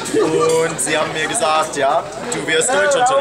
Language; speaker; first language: German; non-native, fluent; English